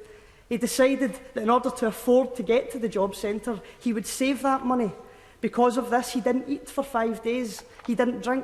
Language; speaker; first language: English; native; English